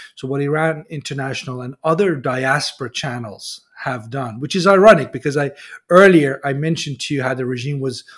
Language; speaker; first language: English; non-native, fluent; Persian